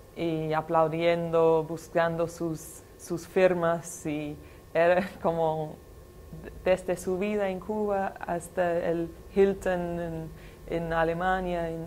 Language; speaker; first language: Spanish; non-native, fluent; English